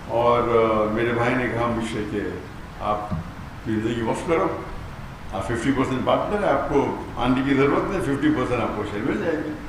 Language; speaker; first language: Urdu; non-native, local second language; Konkani